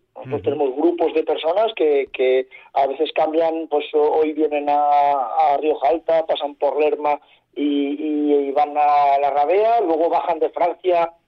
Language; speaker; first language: Spanish; native; Spanish